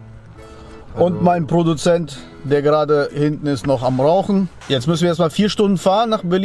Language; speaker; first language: German; early bilingual, other home language; Russian